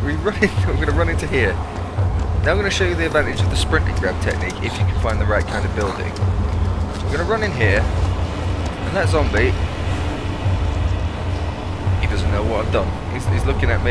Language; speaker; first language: English; native; English